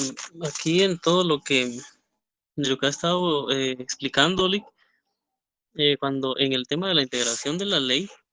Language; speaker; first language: Spanish; native; Spanish